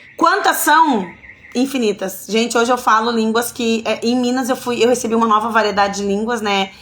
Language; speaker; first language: Portuguese; native; Portuguese